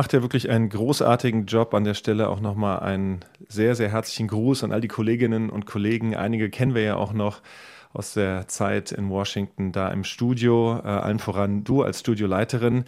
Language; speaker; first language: German; native; German